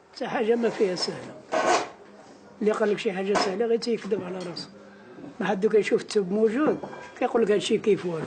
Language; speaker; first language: Arabic; native; Arabic